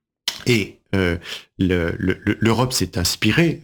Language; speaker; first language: French; native; French